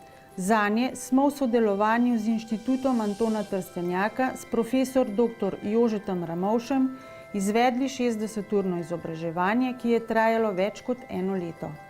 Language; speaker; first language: Slovenian; native; Slovenian